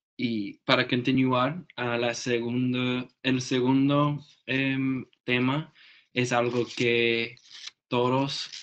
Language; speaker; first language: Spanish; non-native, learner; English